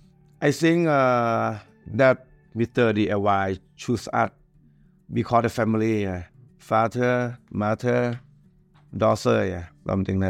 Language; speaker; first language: English; non-native, learner; Thai